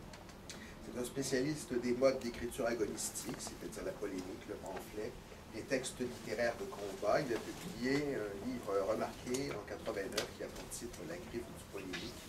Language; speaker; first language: French; native; French